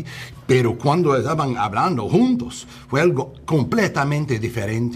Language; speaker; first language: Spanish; non-native, fluent; English